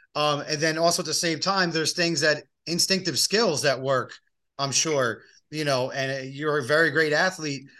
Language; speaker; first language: English; native; English